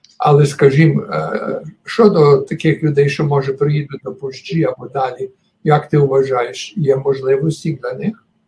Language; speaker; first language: Ukrainian; early bilingual, heritage; Ukrainian